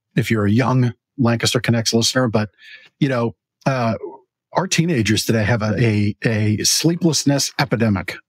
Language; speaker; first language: English; native; English